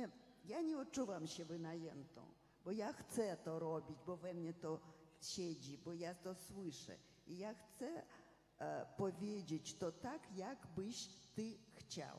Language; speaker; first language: Polish; non-native, fluent; Russian